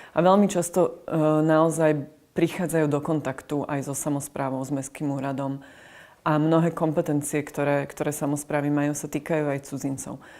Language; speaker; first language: Slovak; native; Slovak